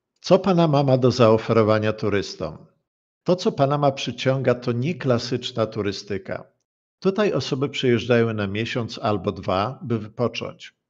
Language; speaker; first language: Polish; native; Polish